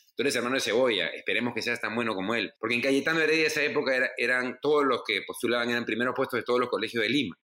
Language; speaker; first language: Spanish; native; Spanish